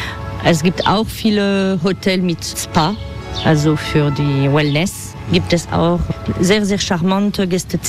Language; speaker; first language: German; non-native, fluent; French